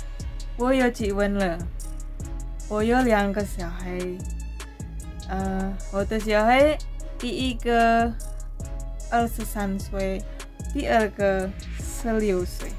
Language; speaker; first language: Chinese; non-native, learner; Indonesian